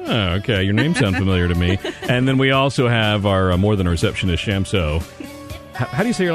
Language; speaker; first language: English; native; English